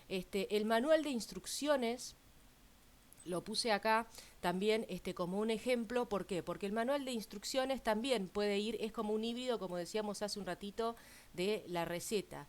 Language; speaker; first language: Spanish; native; Spanish